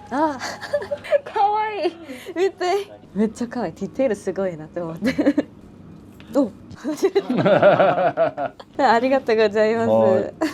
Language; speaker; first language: Japanese; non-native, learner; Korean